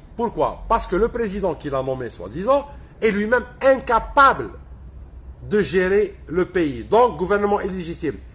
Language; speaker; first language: French; non-native, local second language; Arabic